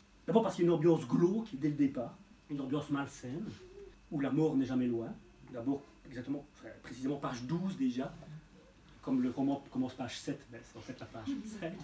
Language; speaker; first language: French; native; French